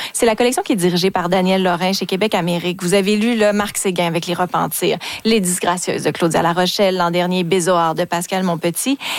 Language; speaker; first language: French; native; French